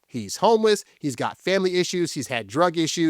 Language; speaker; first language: English; native; English